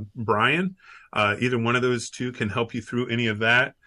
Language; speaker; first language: English; native; English